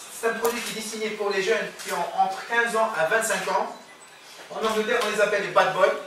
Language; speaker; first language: French; non-native, local second language; Arabic